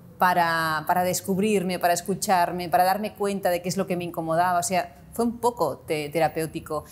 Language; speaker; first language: Spanish; non-native, local second language; Catalan